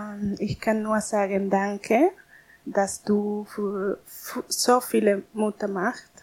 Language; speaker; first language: German; non-native, learner; Spanish